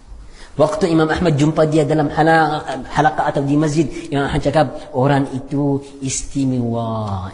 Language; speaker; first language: Indonesian; non-native, fluent; Arabic